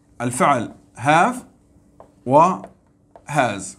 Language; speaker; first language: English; non-native, fluent; Arabic